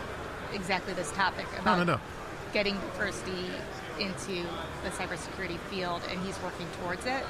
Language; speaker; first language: English; native; English